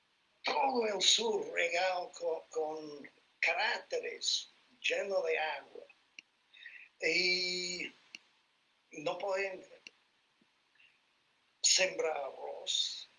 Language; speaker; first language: Spanish; non-native, fluent; English